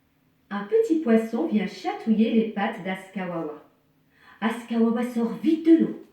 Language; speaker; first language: French; native; French